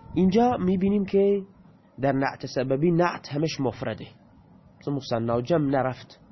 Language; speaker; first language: Persian; non-native, local second language; Baluchi